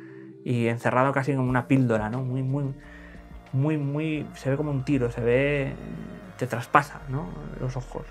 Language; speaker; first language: Spanish; native; Spanish